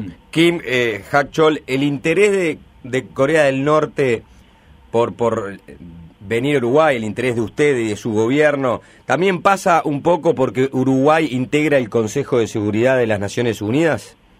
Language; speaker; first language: Spanish; native; Spanish